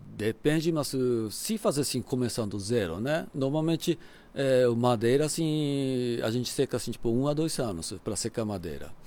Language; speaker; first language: Portuguese; non-native, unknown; Japanese